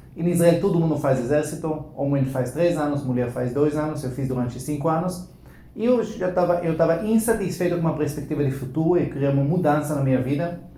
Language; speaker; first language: Portuguese; non-native, fluent; Hebrew